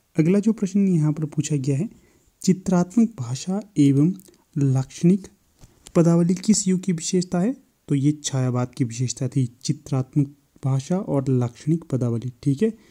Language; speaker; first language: Hindi; native; Hindi